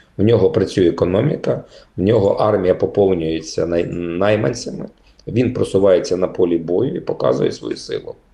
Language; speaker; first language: Ukrainian; native; Ukrainian